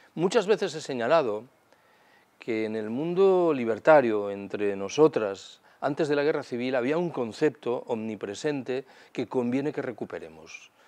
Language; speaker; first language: Spanish; native; Spanish